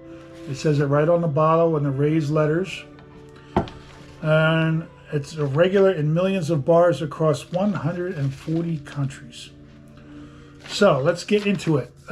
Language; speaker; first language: English; native; English